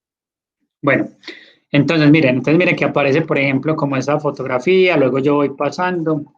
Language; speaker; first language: Spanish; native; Spanish